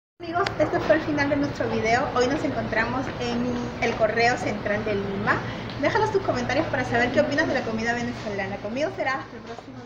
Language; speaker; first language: Spanish; native; Spanish